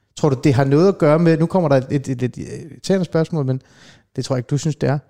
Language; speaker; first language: Danish; early bilingual, other home language; Persian